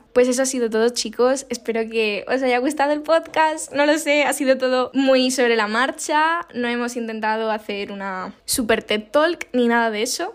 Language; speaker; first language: Spanish; native; Spanish